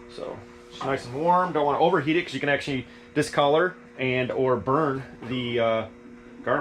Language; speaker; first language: English; native; English